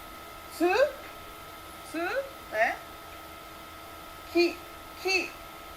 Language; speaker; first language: Japanese; early bilingual, heritage; Japanese